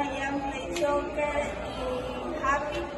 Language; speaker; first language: English; non-native, learner; Spanish